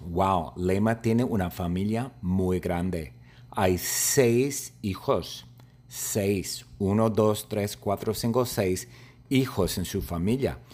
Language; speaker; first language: Spanish; non-native, fluent; English